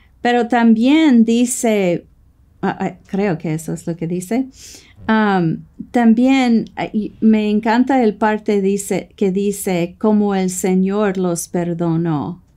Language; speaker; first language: Spanish; non-native, fluent; English